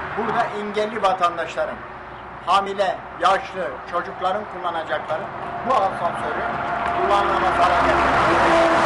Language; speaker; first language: Turkish; native; Turkish